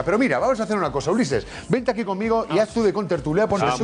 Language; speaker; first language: Spanish; native; Spanish